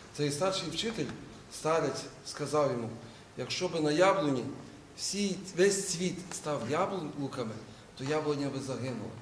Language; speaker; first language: Ukrainian; native; Ukrainian